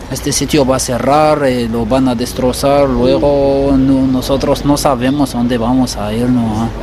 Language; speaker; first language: Spanish; non-native, fluent; Arabic